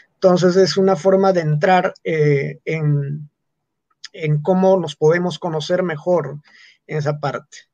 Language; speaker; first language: Spanish; non-native, local second language; Quechua